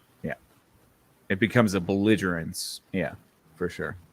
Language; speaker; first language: English; native; English